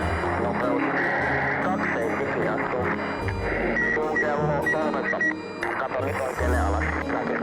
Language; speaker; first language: Finnish; native; Finnish